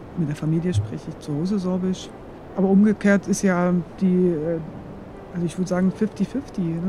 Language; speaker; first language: German; non-native, local second language; Upper Sorbian